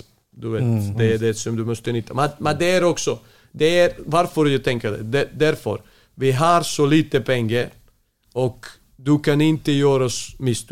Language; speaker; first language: Swedish; non-native, fluent; Serbian